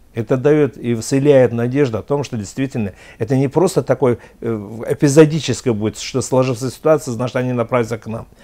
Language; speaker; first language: Russian; non-native, local second language; Azerbaijani